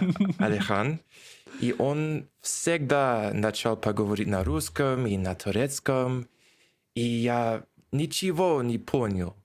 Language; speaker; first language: Russian; non-native, learner; English